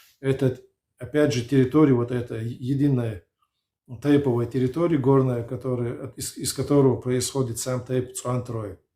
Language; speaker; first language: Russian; non-native, local second language; Chechen